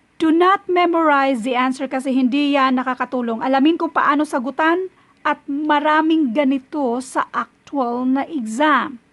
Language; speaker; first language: Filipino; non-native, local second language; Cebuano